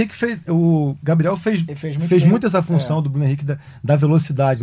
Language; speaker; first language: Portuguese; native; Portuguese